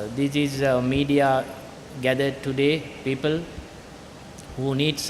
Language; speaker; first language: English; non-native, local second language; Sinhala